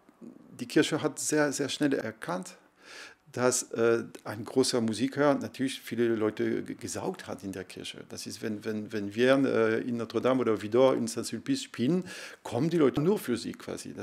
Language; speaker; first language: German; non-native, fluent; French